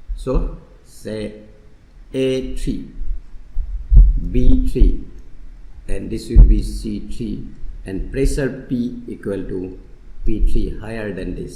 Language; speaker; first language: English; non-native, local second language; Assamese